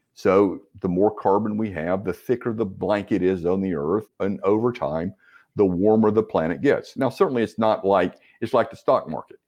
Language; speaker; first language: English; native; English